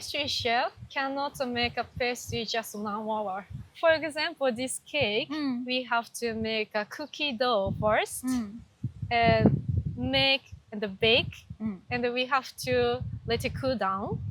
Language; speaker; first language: English; non-native, learner; Japanese